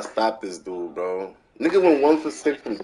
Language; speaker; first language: English; native; English